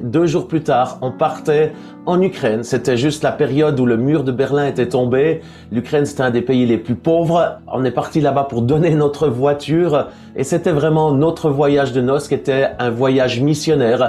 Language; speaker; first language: French; native; French